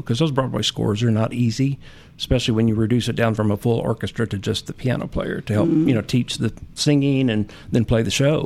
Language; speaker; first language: English; native; English